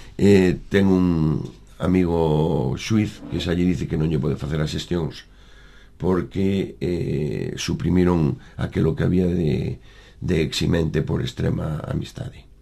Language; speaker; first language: Galician; native; Galician